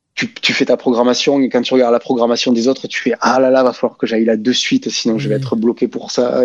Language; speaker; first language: French; native; French